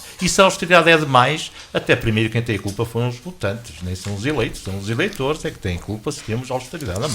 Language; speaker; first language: Portuguese; native; Portuguese